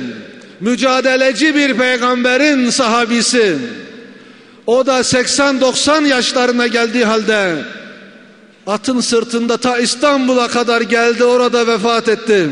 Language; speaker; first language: Turkish; native; Turkish